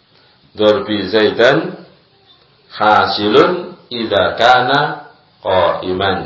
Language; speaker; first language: Arabic; non-native, fluent; Indonesian